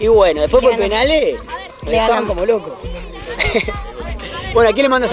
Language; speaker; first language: Spanish; native; Spanish